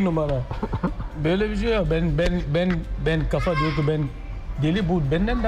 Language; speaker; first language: Turkish; non-native, learner; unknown